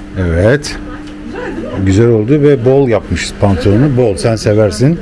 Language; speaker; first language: Turkish; native; Turkish